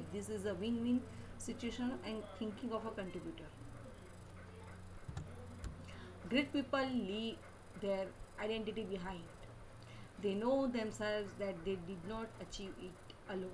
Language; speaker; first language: English; non-native, local second language; Gujarati